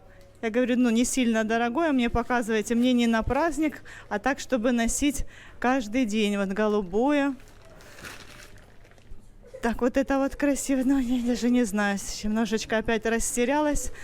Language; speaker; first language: Russian; native; Russian